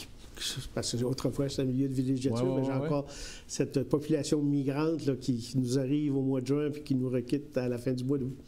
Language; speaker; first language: French; native; French